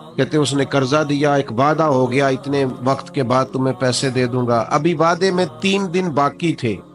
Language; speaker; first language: Urdu; non-native, local second language; Punjabi